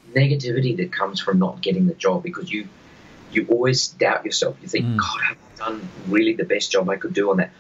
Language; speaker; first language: English; native; English